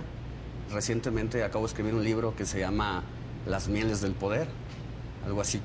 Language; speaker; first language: Spanish; native; Spanish